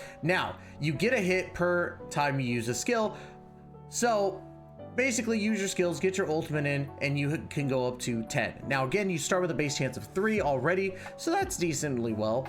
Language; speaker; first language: English; native; English